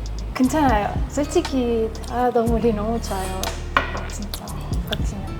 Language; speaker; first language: Korean; non-native, learner; Spanish